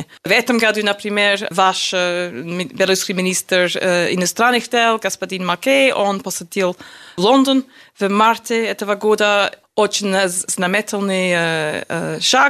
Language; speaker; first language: Russian; non-native, learner; English